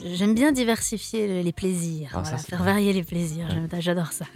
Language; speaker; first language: French; native; French